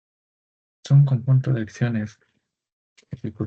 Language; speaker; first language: Spanish; native; Spanish